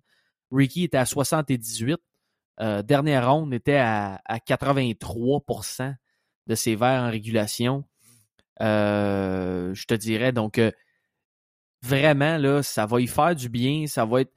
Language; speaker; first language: French; native; French